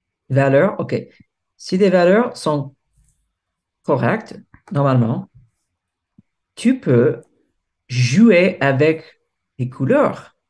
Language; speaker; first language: French; non-native, fluent; English